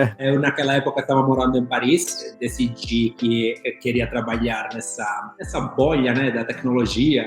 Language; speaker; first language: Portuguese; non-native, fluent; Italian